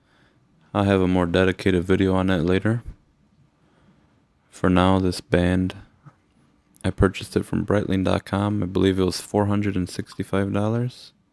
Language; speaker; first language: English; native; English